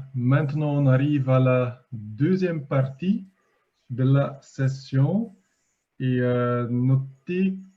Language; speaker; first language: French; non-native, fluent; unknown